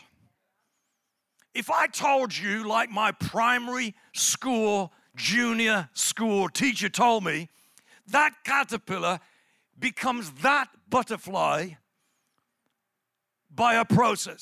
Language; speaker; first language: English; native; English